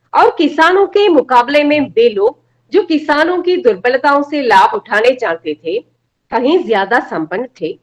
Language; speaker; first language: Hindi; non-native, local second language; Malayalam